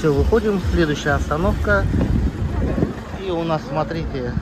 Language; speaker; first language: Russian; native; Russian